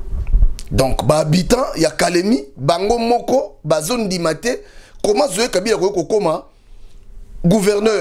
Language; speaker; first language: French; non-native, local second language; Lingala